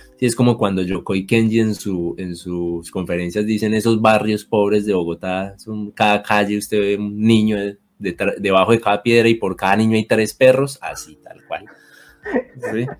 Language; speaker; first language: Spanish; native; Spanish